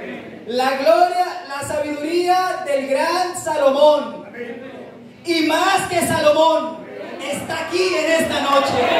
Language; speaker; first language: Spanish; native; Spanish